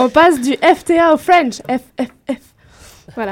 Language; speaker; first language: French; native; French